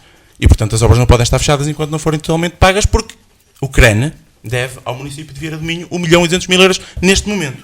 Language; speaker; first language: Portuguese; native; Portuguese